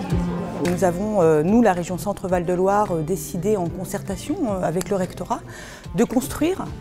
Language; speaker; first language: French; native; French